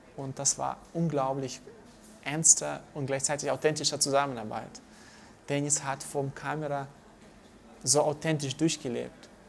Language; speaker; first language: German; non-native, fluent; Russian